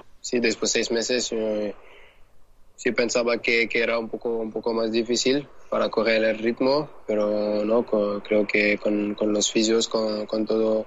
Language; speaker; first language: Spanish; non-native, fluent; French